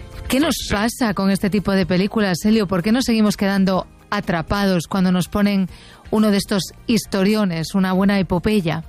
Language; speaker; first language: Spanish; native; Spanish